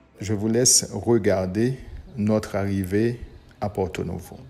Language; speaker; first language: French; non-native, local second language; Haitian Creole